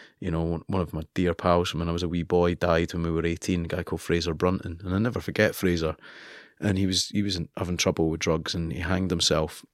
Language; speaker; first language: English; native; English